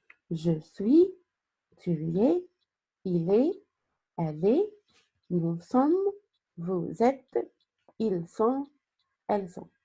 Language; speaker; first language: French; non-native, fluent; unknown